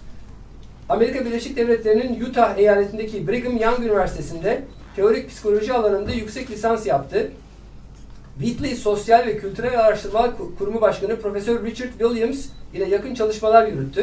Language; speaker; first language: Turkish; native; Turkish